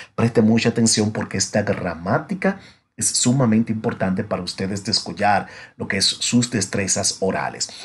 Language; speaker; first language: Spanish; native; Spanish